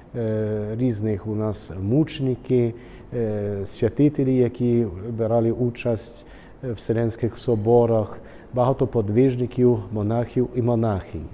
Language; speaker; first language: Ukrainian; early bilingual, heritage; Ukrainian